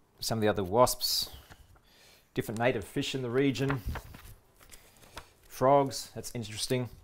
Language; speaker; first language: English; native; English